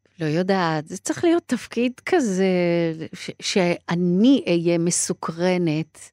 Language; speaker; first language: Hebrew; early bilingual, other home language; Persian